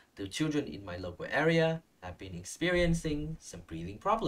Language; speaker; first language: English; non-native, fluent; Vietnamese